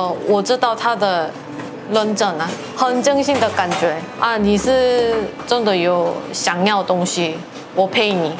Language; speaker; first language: Chinese; non-native, learner; Korean